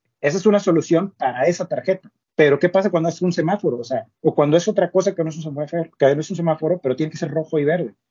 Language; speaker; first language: Spanish; native; Spanish